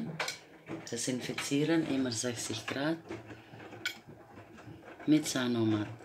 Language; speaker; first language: German; non-native, fluent; Croatian